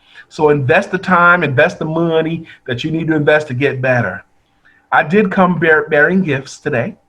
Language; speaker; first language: English; native; English